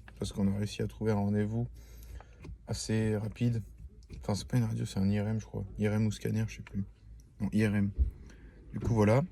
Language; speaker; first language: French; native; French